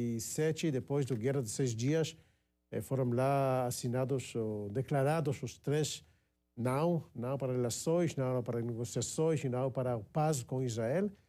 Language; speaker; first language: Portuguese; non-native, fluent; Hebrew